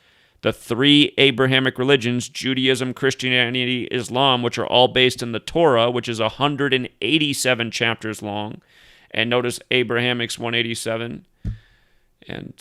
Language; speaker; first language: English; native; English